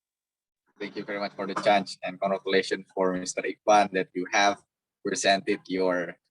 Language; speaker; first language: English; non-native, fluent; Indonesian